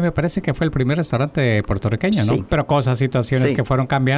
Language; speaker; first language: Spanish; native; Spanish